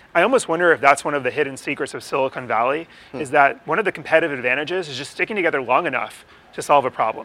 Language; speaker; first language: English; native; English